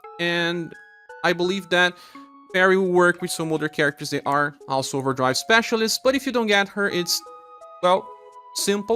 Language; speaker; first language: English; non-native, fluent; Portuguese